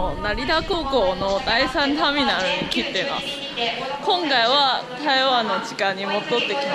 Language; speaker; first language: Japanese; non-native, fluent; Chinese